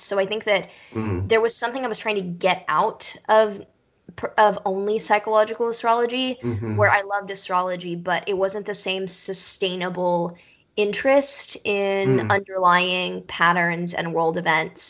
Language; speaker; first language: English; native; English